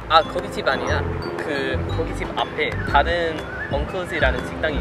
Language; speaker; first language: Korean; non-native, fluent; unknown